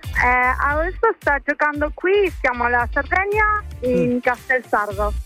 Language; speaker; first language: Italian; non-native, fluent; Spanish